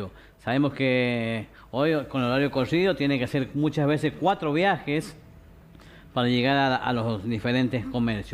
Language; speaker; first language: Spanish; native; Spanish